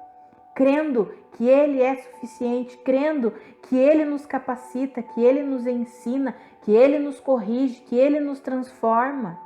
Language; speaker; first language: Portuguese; native; Portuguese